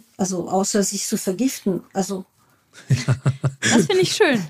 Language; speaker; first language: German; non-native, fluent; French